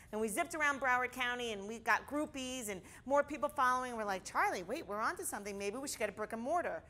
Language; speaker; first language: English; native; English